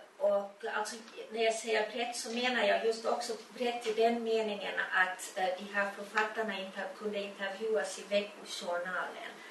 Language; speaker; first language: Swedish; native; Swedish